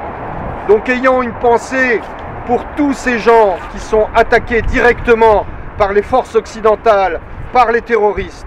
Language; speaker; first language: French; native; French